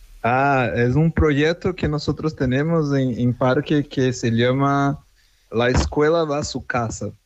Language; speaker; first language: Spanish; non-native, fluent; Portuguese